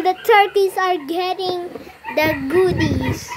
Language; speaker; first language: English; non-native, local second language; Filipino